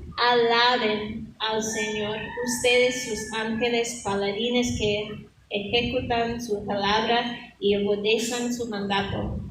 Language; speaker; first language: Spanish; non-native, fluent; English